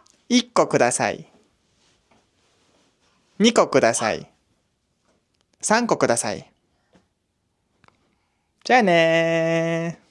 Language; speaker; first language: Japanese; non-native, learner; Mongolian